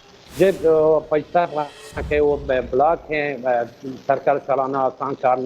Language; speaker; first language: Hindi; non-native, fluent; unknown